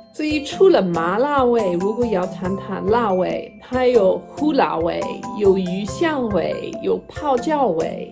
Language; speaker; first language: Chinese; non-native, fluent; English